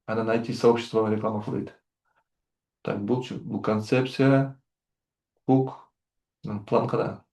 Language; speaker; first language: Russian; non-native, local second language; Kyrgyz